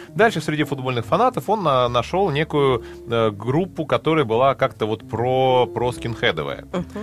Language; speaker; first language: Russian; native; Russian